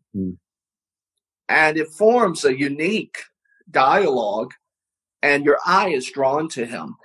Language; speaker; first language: English; native; English